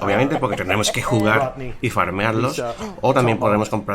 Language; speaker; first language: Spanish; native; Spanish